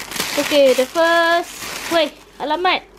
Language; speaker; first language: English; non-native, local second language; Malay